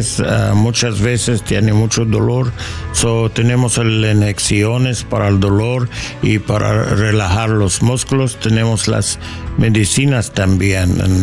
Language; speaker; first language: Spanish; non-native, learner; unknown